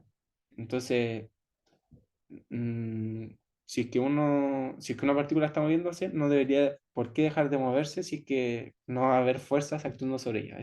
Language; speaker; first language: Spanish; native; Spanish